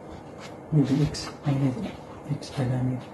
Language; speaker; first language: English; non-native, learner; Arabic